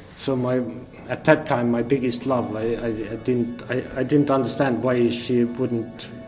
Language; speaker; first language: English; non-native, learner; Estonian